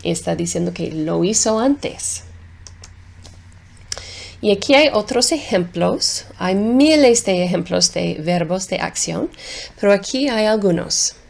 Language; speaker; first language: Spanish; non-native, fluent; English